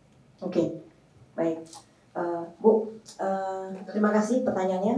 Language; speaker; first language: Indonesian; native; Indonesian